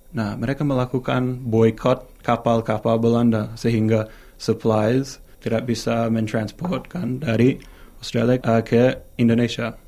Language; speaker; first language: Indonesian; non-native, fluent; English